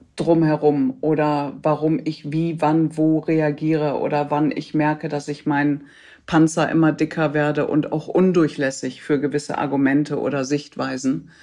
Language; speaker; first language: German; native; German